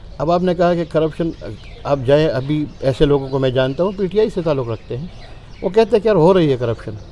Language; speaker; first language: Urdu; non-native, local second language; Pashto